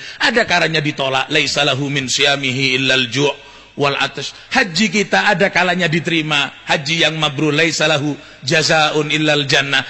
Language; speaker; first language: Indonesian; non-native, local second language; Javanese